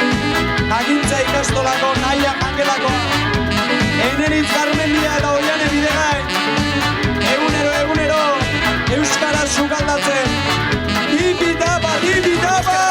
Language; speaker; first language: Basque; native; Basque